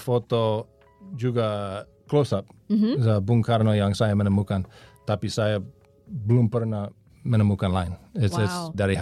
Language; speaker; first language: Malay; non-native, learner; English